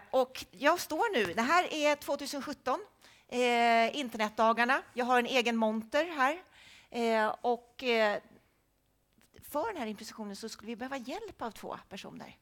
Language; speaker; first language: Swedish; native; Swedish